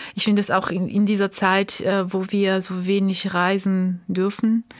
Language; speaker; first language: German; non-native, fluent; Georgian